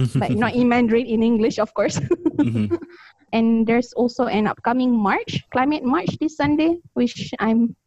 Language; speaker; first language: English; native; English